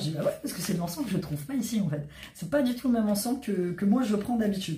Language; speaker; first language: French; native; French